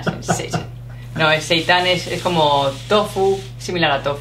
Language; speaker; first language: Spanish; non-native, fluent; English